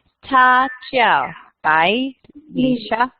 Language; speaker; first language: Chinese; non-native, learner; English